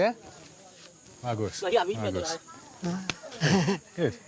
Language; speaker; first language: Indonesian; non-native, learner; English